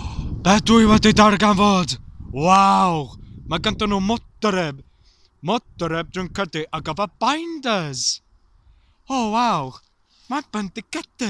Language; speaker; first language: Welsh; non-native, learner; English